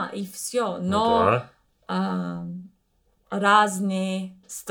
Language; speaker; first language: Russian; non-native, learner; English